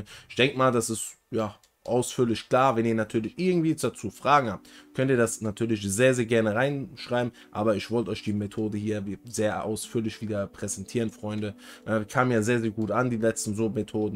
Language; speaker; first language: German; native; German